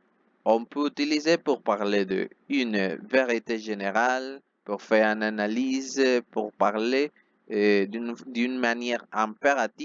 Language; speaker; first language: French; non-native, fluent; Spanish